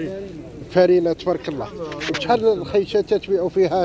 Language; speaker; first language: Arabic; native; Arabic